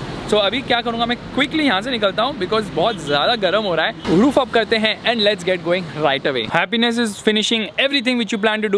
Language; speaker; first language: English; non-native, local second language; Hindi